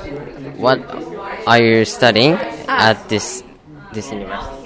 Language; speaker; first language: English; non-native, learner; Japanese